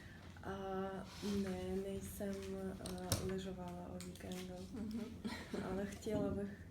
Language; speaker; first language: Czech; non-native, learner; Ukrainian